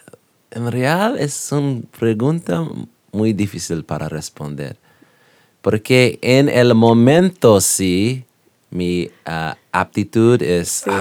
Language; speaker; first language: Spanish; non-native, learner; English